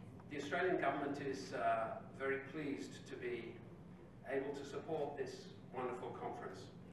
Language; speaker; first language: English; native; English